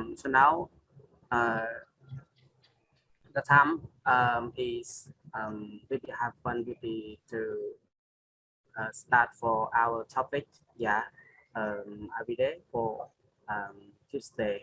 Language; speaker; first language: English; non-native, learner; Khmer